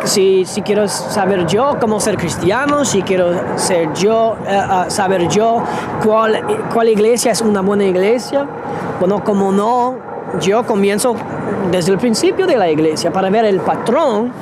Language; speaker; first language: Spanish; non-native, fluent; English